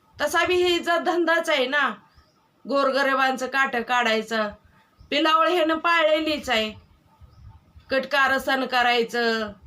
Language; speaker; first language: Marathi; native; Marathi